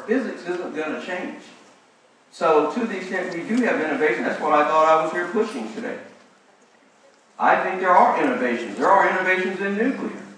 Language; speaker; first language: English; native; English